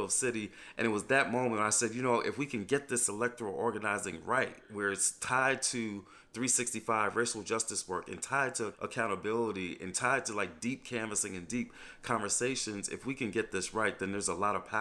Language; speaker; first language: English; native; English